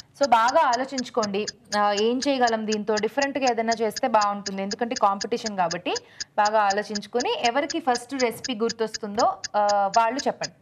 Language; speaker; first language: Telugu; native; Telugu